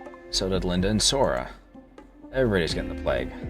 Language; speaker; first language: English; native; English